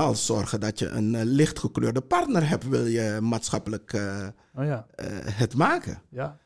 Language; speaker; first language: Dutch; non-native, local second language; Sranan Tongo